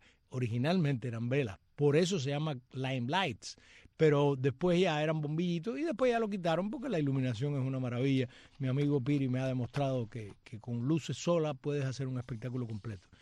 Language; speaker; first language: Spanish; native; Spanish